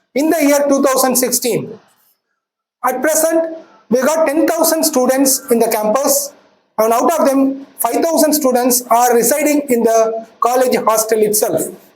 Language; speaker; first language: English; non-native, local second language; Tamil